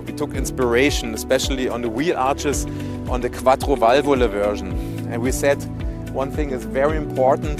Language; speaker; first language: English; non-native, fluent; German